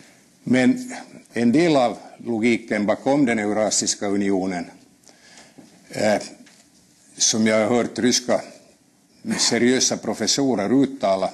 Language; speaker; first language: Swedish; native; Swedish